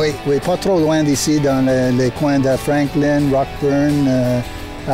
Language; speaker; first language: French; non-native, local second language; English